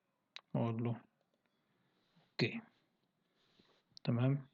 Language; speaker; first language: Arabic; native; Arabic